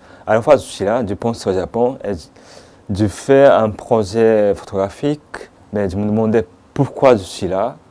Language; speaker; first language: French; non-native, fluent; Japanese